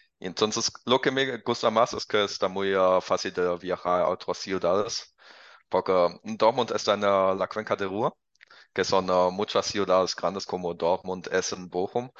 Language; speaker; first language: Spanish; non-native, learner; German